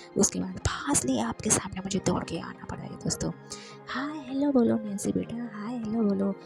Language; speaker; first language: Hindi; non-native, local second language; Marathi